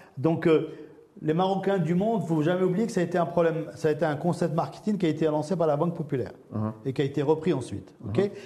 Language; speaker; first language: French; early bilingual, other home language; Arabic